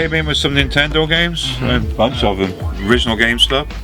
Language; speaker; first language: English; non-native, fluent; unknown